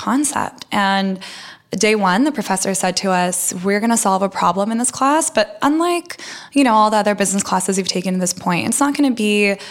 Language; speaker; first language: English; early bilingual, other home language; Russian